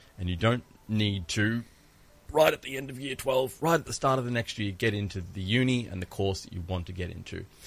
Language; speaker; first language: English; early bilingual, other home language; Greek